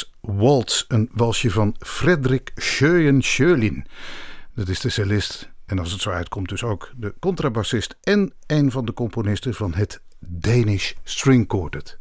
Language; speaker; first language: Dutch; native; Dutch